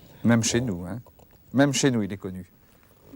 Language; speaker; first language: French; native; French